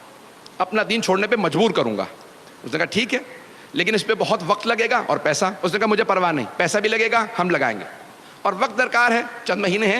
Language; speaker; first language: Urdu; native; Urdu